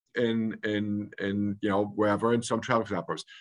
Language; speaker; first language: English; early bilingual, other home language; German